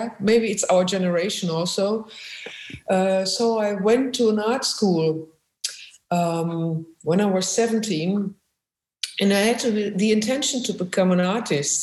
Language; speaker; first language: English; non-native, fluent; German